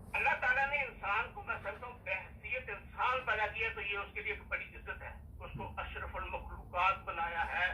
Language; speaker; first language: Urdu; non-native, local second language; Punjabi